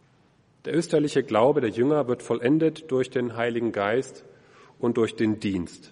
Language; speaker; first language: German; native; German